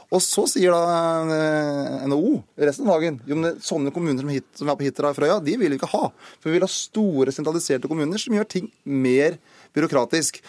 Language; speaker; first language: Norwegian; native; Norwegian